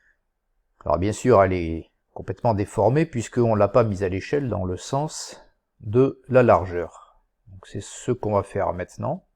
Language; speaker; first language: French; native; French